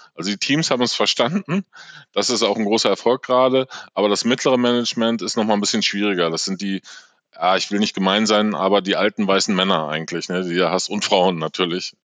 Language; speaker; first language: German; native; German